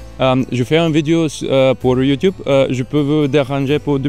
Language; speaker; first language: French; non-native, learner; Bulgarian